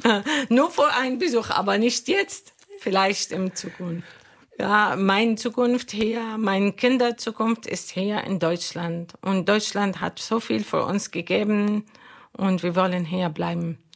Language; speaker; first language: German; non-native, learner; Arabic